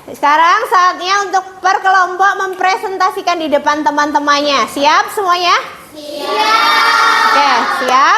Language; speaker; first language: Indonesian; native; Indonesian